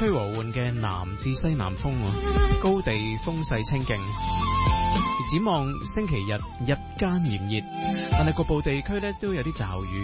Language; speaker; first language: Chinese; non-native, local second language; Cantonese